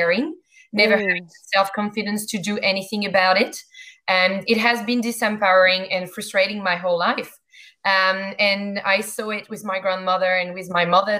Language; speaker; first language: English; non-native, fluent; French